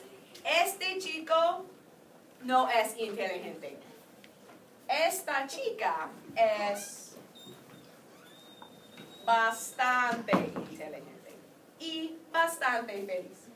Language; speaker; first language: Spanish; non-native, fluent; English